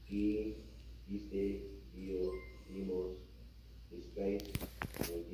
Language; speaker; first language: Spanish; non-native, learner; English